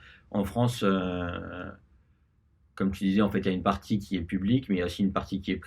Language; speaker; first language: French; early bilingual, other home language; Spanish